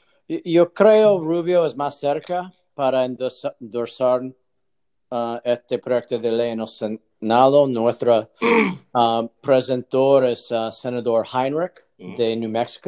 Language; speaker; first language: Spanish; non-native, learner; English